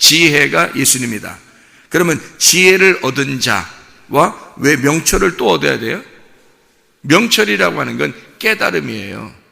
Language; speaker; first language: Korean; native; Korean